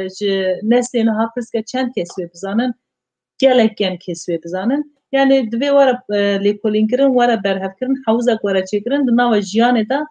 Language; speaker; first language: Kurdish; native; Kurdish